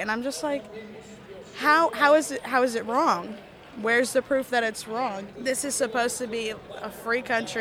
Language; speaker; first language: English; native; English